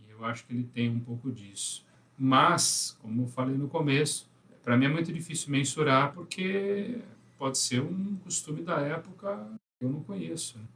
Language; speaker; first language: Portuguese; native; Portuguese